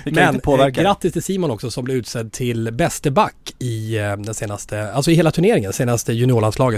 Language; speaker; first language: Swedish; native; Swedish